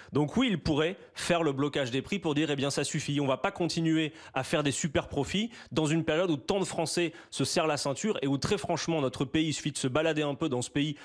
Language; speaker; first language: French; native; French